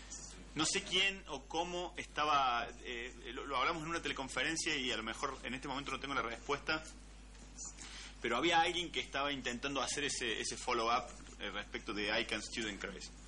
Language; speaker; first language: Spanish; native; Spanish